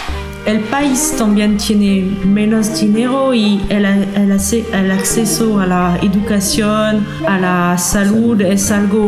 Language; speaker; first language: Spanish; non-native, learner; French